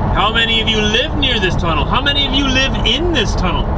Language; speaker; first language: English; native; English